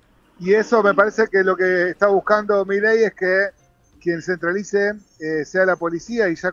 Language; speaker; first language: Spanish; native; Spanish